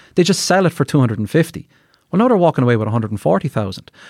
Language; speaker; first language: English; native; English